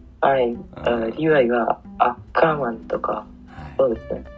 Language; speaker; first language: Japanese; non-native, learner; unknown